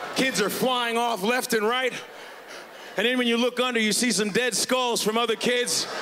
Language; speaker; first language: English; native; English